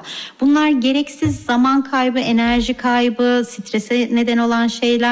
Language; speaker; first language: Turkish; native; Turkish